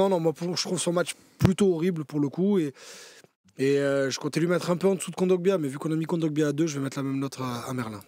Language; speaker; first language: French; native; French